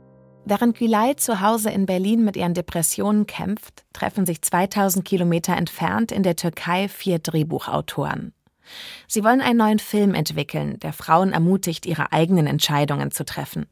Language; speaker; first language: German; native; German